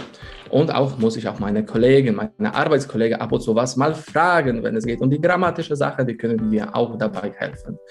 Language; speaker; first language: German; non-native, fluent; Polish